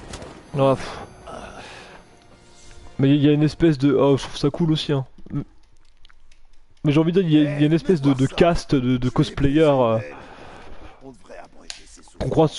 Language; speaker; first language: French; native; French